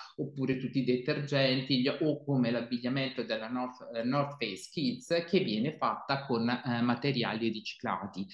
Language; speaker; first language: Italian; native; Italian